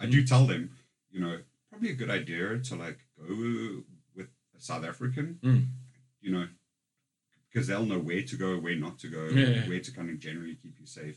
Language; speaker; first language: English; native; English